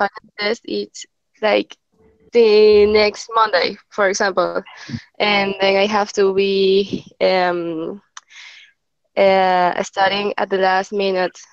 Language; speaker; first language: English; non-native, learner; Spanish